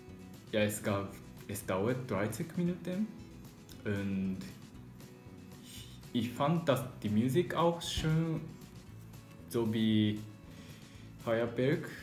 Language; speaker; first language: German; non-native, learner; Japanese